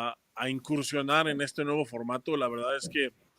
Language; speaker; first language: Spanish; native; Spanish